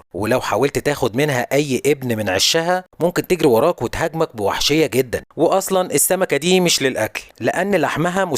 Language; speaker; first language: Arabic; native; Arabic